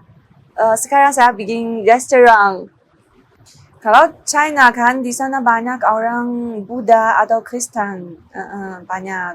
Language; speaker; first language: Indonesian; non-native, learner; Chinese